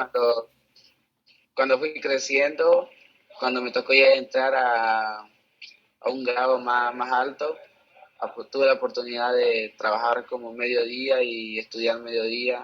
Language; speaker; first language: Spanish; native; Spanish